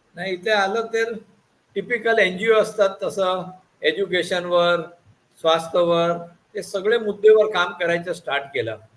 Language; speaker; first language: Marathi; non-native, local second language; Gujarati